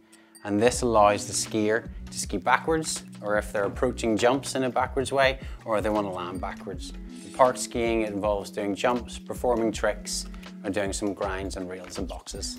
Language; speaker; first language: English; native; English